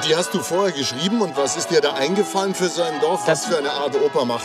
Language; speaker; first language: German; native; German